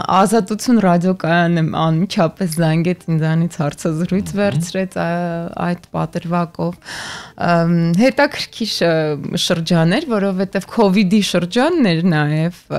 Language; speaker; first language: Armenian; native; Armenian